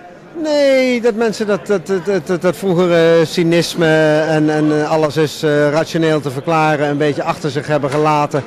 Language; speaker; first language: Dutch; native; Dutch